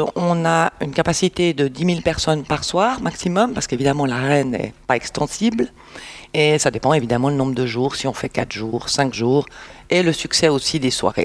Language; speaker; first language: French; native; French